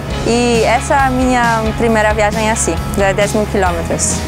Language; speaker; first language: Portuguese; non-native, fluent; Polish